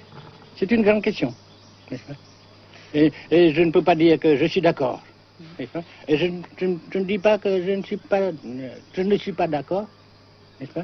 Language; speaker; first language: French; non-native, fluent; Vietnamese